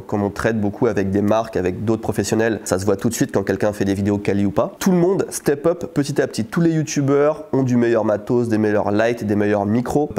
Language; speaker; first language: French; native; French